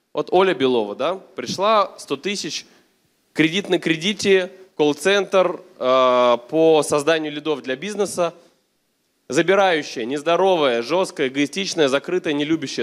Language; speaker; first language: Russian; native; Russian